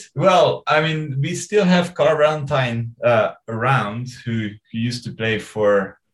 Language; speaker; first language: English; non-native, fluent; Hungarian